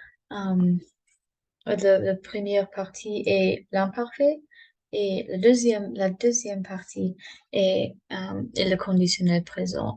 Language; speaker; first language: French; non-native, learner; English